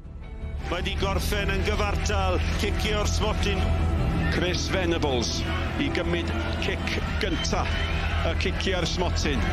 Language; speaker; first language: Welsh; native; Welsh